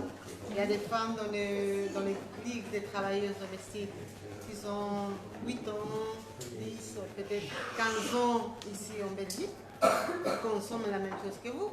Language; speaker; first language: French; non-native, fluent; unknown